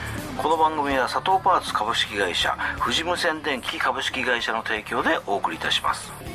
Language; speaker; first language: Japanese; native; Japanese